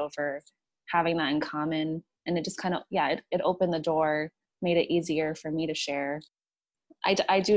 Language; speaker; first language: English; native; English